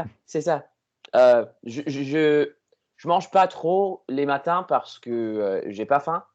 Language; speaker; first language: French; non-native, learner; English